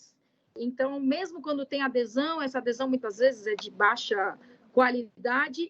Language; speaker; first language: Portuguese; native; Portuguese